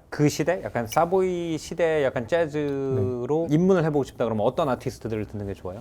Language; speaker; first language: Korean; native; Korean